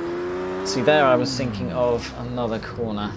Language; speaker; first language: English; native; English